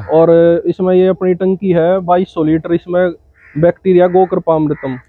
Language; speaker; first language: Hindi; native; Hindi